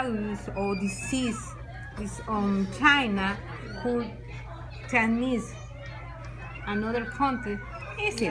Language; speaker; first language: English; non-native, learner; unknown